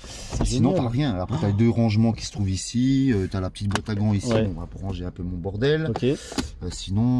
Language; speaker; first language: French; native; French